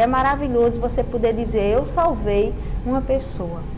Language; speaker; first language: Portuguese; native; Portuguese